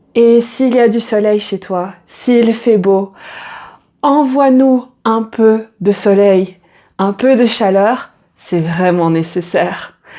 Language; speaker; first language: French; native; French